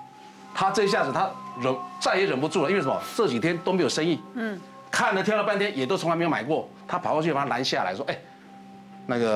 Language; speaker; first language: Chinese; native; Chinese